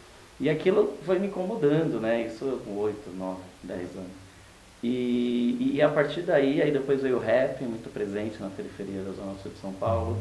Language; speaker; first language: Portuguese; native; Portuguese